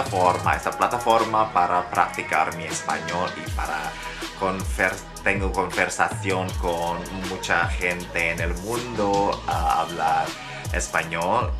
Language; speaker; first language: Spanish; non-native, learner; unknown